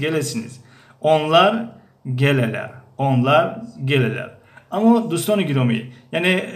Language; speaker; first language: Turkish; non-native, fluent; Tajik